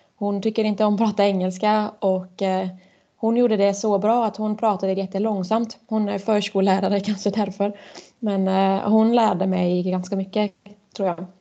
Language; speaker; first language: Swedish; non-native, fluent; German